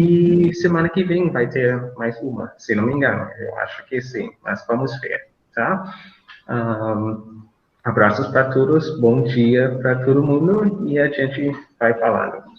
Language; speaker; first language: Portuguese; non-native, fluent; English